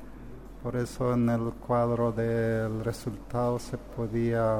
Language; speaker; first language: Spanish; non-native, local second language; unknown